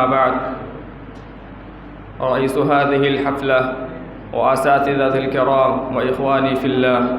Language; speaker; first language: Arabic; non-native, fluent; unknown